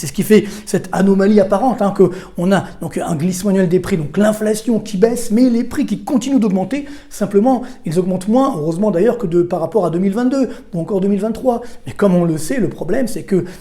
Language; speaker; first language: French; native; French